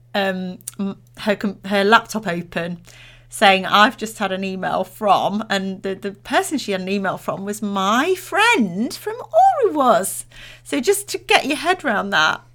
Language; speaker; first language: English; native; English